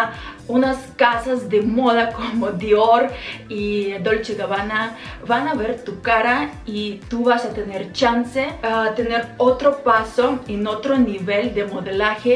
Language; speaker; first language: Spanish; non-native, fluent; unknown